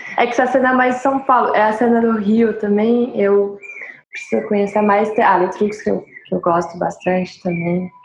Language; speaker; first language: Portuguese; non-native, fluent; French